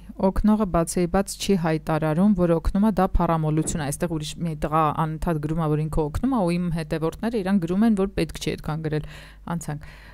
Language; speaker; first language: Armenian; native; Armenian